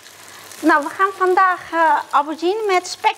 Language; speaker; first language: Dutch; non-native, fluent; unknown